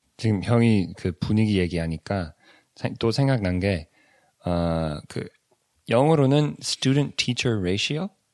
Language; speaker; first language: Korean; early bilingual, heritage; Korean